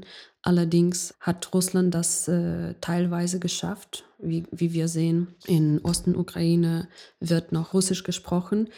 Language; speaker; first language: German; non-native, fluent; Ukrainian